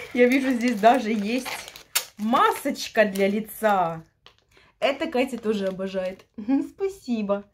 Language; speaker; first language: Russian; non-native, local second language; Ukrainian